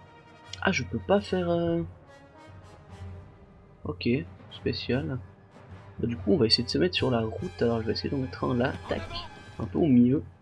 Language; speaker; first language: French; native; French